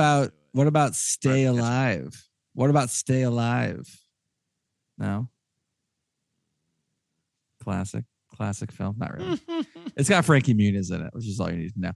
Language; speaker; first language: English; native; English